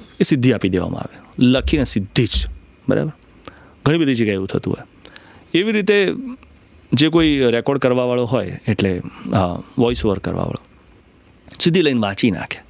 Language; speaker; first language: Gujarati; non-native, local second language; Marathi